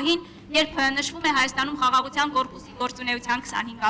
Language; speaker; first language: Armenian; native; Armenian